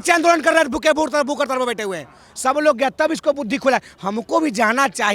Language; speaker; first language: Hindi; native; Hindi